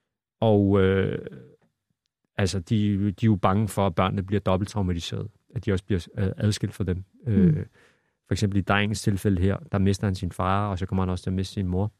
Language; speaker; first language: Danish; native; Danish